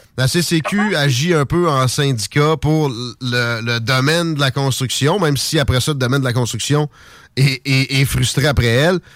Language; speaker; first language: French; native; French